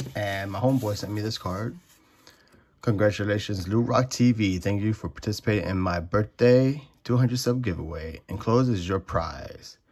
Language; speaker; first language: English; native; English